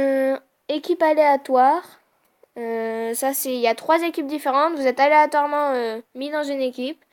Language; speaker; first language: French; native; French